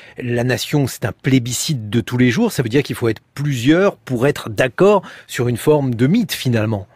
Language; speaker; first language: French; native; French